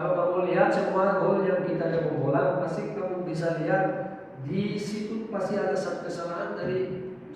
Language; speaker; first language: Indonesian; non-native, fluent; Portuguese